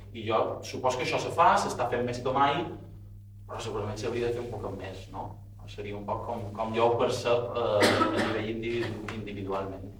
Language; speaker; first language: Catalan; native; Catalan